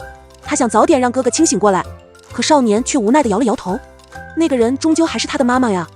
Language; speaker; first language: Chinese; native; Chinese